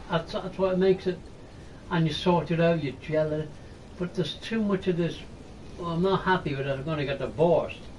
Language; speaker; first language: English; native; English